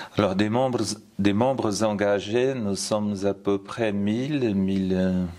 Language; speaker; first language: French; non-native, fluent; Portuguese